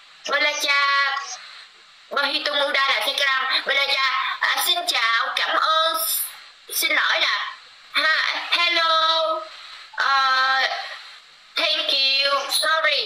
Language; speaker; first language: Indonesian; non-native, learner; Vietnamese